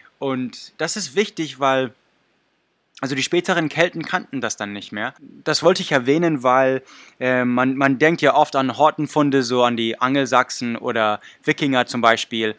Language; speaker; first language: German; non-native, fluent; English